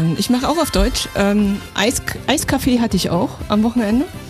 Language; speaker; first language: German; native; German